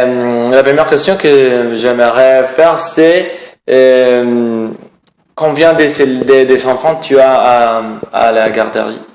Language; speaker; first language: French; non-native, learner; Spanish